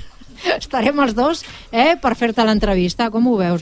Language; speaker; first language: Catalan; native; Catalan